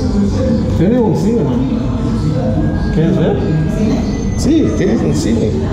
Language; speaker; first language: Spanish; non-native, learner; Haitian Creole